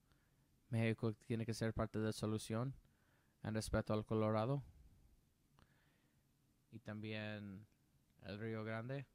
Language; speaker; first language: Spanish; non-native, learner; English